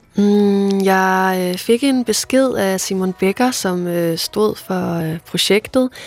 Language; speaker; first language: Danish; non-native, local second language; Faroese